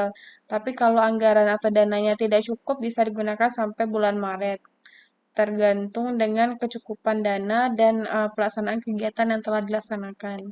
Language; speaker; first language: Indonesian; native; Indonesian